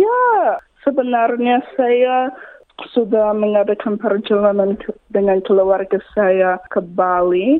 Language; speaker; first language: Indonesian; non-native, learner; English